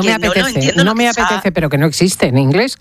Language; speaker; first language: Spanish; native; Spanish